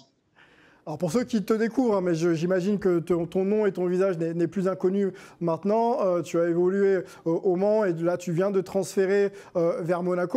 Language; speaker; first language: French; native; French